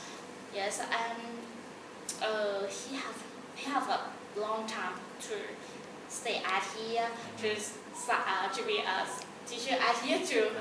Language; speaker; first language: English; non-native, learner; Thai